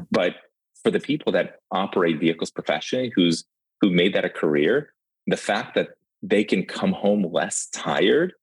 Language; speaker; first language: English; early bilingual, other home language; Ukrainian